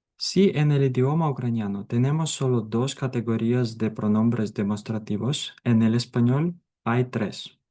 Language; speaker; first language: Spanish; non-native, fluent; Ukrainian